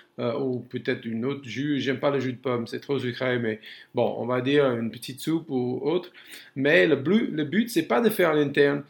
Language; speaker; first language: French; non-native, fluent; English